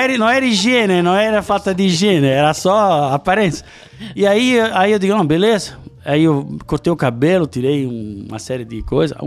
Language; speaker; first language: Portuguese; non-native, fluent; Italian